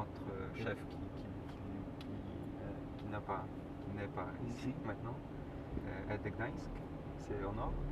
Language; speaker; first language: French; non-native, learner; Polish